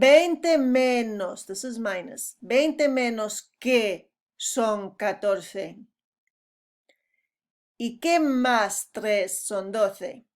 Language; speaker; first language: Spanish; non-native, fluent; English